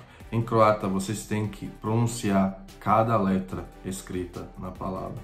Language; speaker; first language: Portuguese; non-native, fluent; Croatian